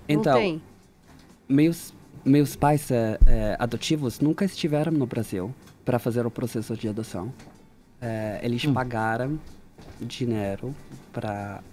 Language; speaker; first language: Portuguese; non-native, fluent; Hebrew